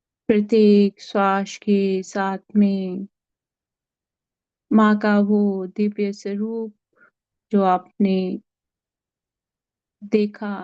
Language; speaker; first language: Hindi; native; Hindi